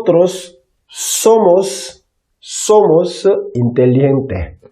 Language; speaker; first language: Spanish; non-native, learner; Korean